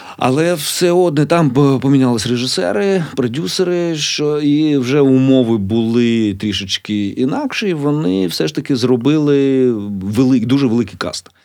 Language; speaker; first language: Ukrainian; native; Ukrainian